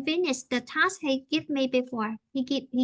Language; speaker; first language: English; non-native, fluent; Vietnamese